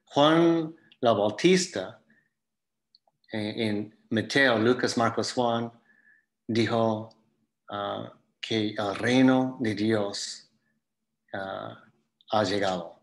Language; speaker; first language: Spanish; non-native, fluent; English